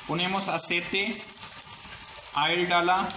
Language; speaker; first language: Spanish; non-native, learner; Urdu